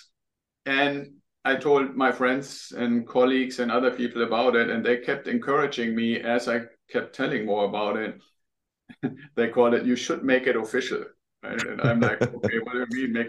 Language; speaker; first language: English; non-native, fluent; German